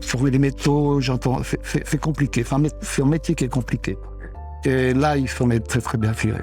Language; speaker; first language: French; native; French